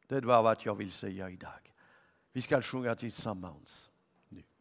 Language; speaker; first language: Swedish; non-native, learner; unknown